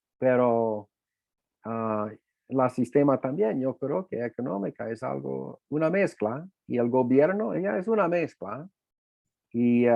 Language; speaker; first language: Spanish; non-native, fluent; English